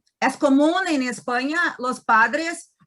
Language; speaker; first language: Spanish; non-native, learner; Portuguese